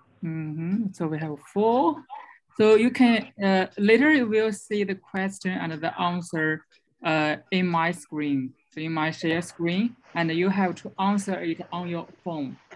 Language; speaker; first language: English; non-native, fluent; Chinese